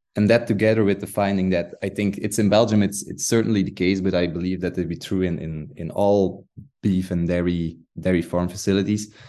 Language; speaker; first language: English; non-native, fluent; Dutch